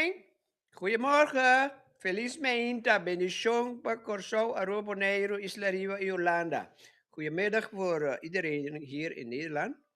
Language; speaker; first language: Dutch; non-native, local second language; Papiamento